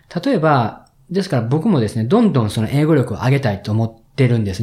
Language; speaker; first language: Japanese; native; Japanese